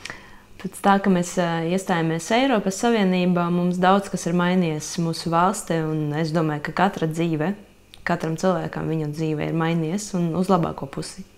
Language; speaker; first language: Latvian; non-native, local second language; Russian